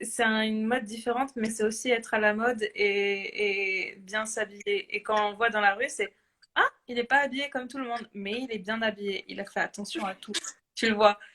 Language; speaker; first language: French; native; French